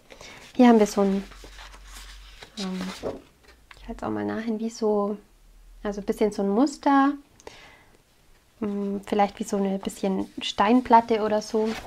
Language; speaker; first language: German; native; German